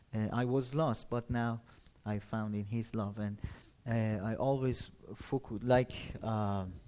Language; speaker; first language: English; non-native, learner; Persian